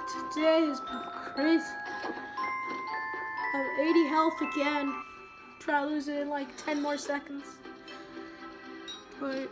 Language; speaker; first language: English; native; English